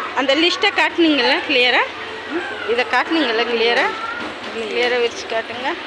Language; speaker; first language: Tamil; non-native, local second language; Hindi